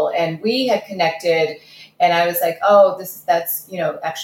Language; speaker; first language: English; early bilingual, other home language; Russian